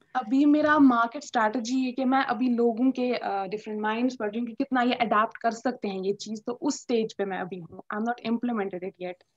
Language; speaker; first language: Hindi; native; Hindi